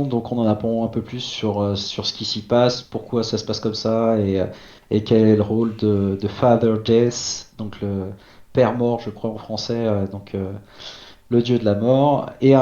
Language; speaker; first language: French; native; French